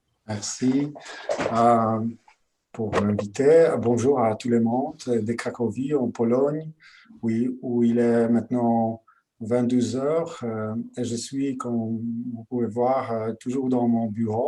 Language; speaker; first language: French; non-native, fluent; Polish